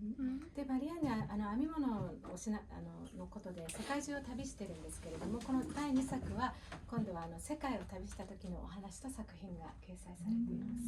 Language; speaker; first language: Japanese; native; Japanese